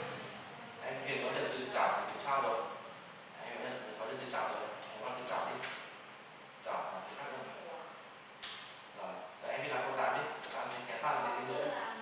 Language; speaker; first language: Chinese; non-native, fluent; Vietnamese